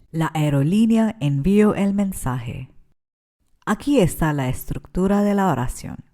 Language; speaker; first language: Spanish; non-native, fluent; English